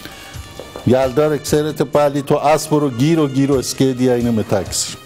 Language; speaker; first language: Greek; non-native, learner; Persian